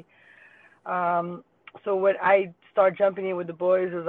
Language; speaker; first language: English; non-native, fluent; Portuguese